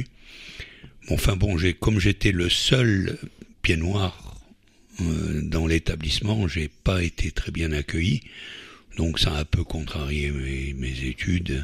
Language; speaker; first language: French; native; French